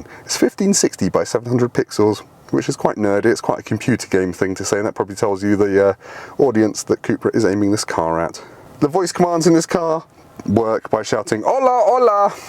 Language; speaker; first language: English; native; English